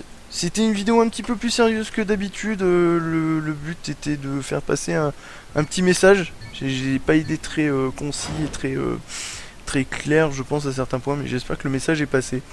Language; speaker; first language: French; native; French